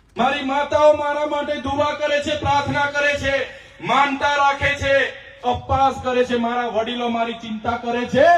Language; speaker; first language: Gujarati; non-native, local second language; Vasavi